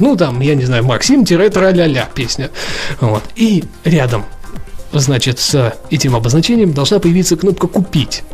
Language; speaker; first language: Russian; native; Russian